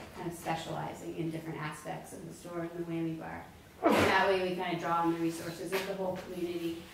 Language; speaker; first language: English; native; English